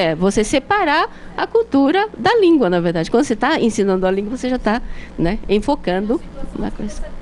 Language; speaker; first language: Portuguese; native; Portuguese